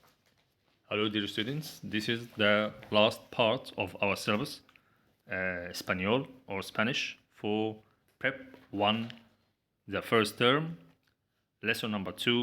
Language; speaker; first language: English; non-native, fluent; Arabic